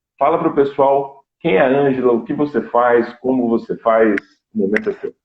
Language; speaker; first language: Portuguese; native; Portuguese